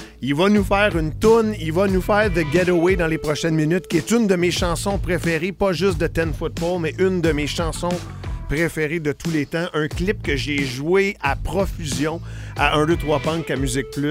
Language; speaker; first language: French; native; French